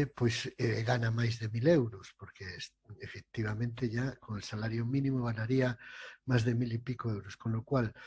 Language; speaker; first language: Spanish; non-native, local second language; Galician